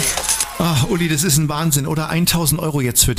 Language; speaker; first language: German; native; German